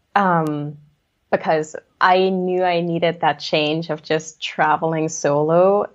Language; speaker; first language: English; non-native, fluent; German